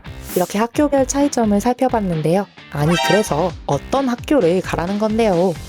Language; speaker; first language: Korean; native; Korean